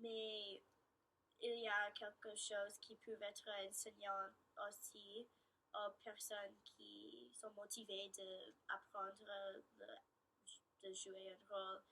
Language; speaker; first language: French; non-native, learner; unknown